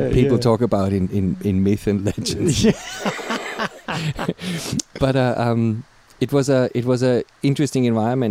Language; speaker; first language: English; non-native, fluent; German